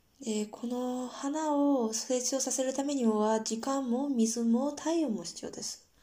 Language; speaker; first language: Japanese; non-native, fluent; Korean